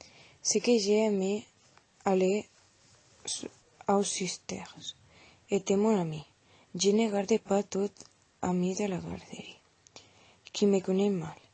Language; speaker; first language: French; non-native, learner; Catalan